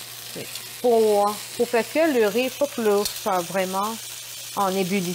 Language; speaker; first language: French; non-native, local second language; Morisyen